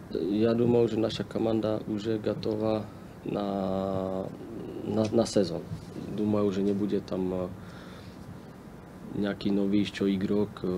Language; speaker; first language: Russian; non-native, learner; Slovak